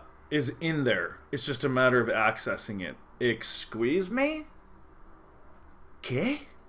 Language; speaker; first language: English; native; English